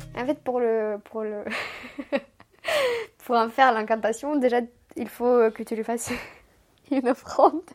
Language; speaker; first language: French; non-native, fluent; Romanian